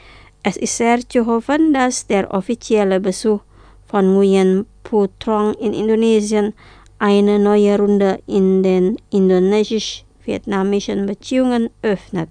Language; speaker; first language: German; non-native, fluent; Indonesian